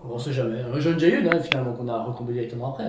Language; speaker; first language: French; native; French